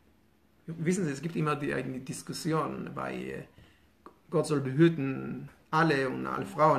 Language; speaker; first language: German; non-native, fluent; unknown